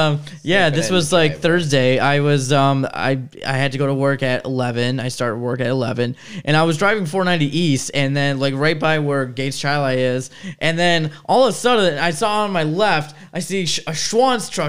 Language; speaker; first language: English; native; English